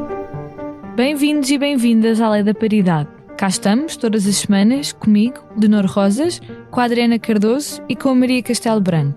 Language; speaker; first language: Portuguese; native; Portuguese